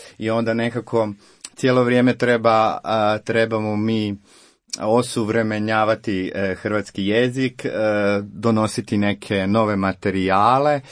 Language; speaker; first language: Croatian; native; Croatian